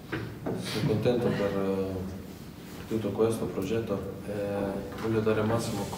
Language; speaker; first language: Italian; non-native, fluent; Serbian